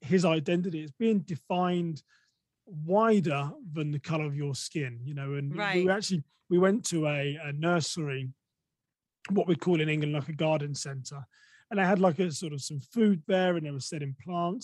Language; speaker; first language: English; native; English